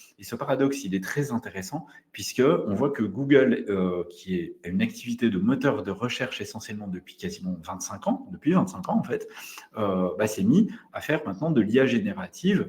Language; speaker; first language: French; native; French